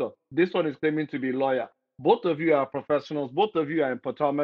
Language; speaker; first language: English; non-native, local second language; Igbo